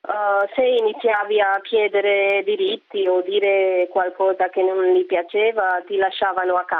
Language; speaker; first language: Italian; non-native, fluent; Romanian